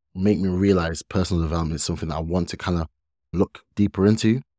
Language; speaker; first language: English; early bilingual, other home language; Yoruba